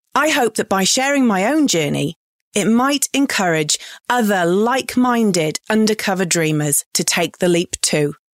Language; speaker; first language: English; native; English